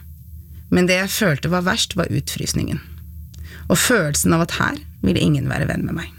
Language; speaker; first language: Norwegian; early bilingual, other home language; Arabic